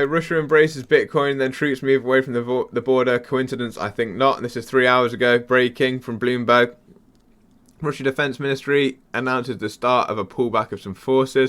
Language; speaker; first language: English; native; English